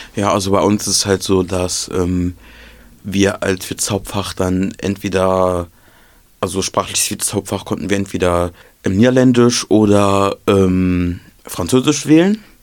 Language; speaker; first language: German; native; German